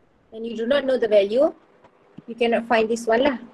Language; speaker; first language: English; non-native, local second language; Malay